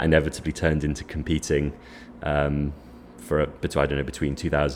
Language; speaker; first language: English; native; English